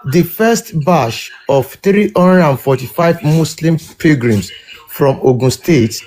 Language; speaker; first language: English; non-native, local second language; Yoruba